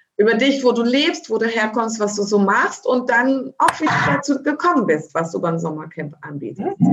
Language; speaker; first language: German; native; German